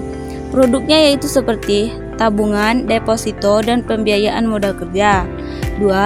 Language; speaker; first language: Indonesian; native; Indonesian